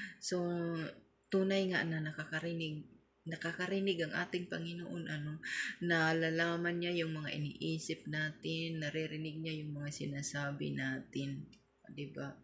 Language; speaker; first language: Filipino; non-native, local second language; Waray